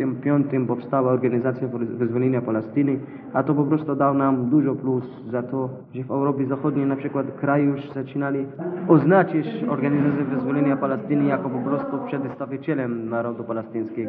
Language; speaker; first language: Polish; non-native, fluent; Arabic